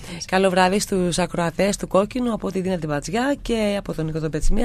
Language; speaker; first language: Greek; native; Greek